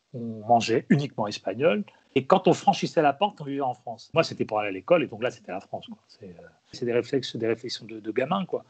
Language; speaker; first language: French; early bilingual, other home language; Spanish